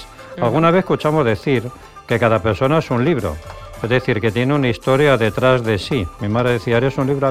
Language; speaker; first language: Spanish; native; Spanish